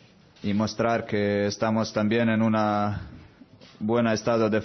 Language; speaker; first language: Spanish; non-native, fluent; Croatian